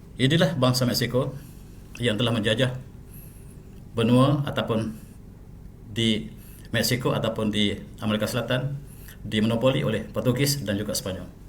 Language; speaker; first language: Malay; native; Malay